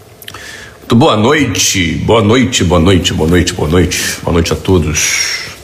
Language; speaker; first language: Portuguese; native; Portuguese